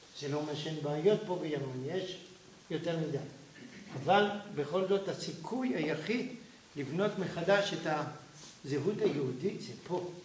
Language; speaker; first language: Hebrew; non-native, fluent; French